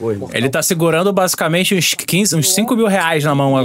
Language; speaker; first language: Portuguese; native; Portuguese